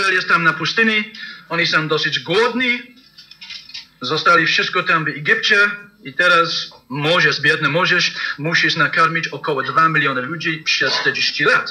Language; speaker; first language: Polish; non-native, fluent; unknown